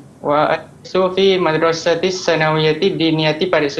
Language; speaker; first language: Arabic; non-native, learner; Malay